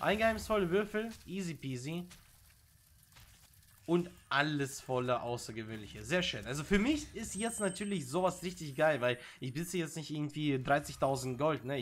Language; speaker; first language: German; native; German